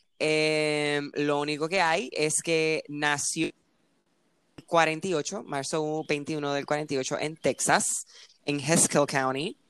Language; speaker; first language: Spanish; early bilingual, heritage; Spanish